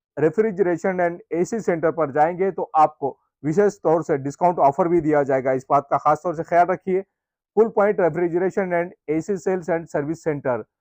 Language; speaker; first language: Hindi; non-native, local second language; Urdu